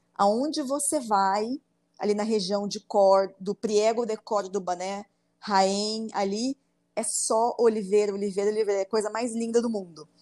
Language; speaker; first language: Portuguese; native; Portuguese